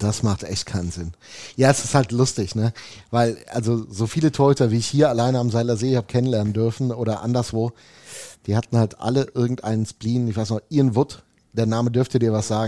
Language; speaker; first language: German; native; German